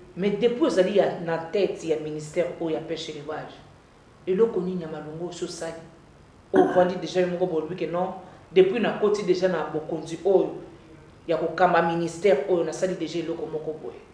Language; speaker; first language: Lingala; native; Lingala